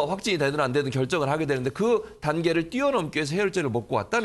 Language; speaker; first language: Korean; native; Korean